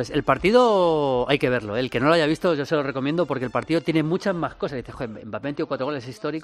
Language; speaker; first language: Spanish; native; Spanish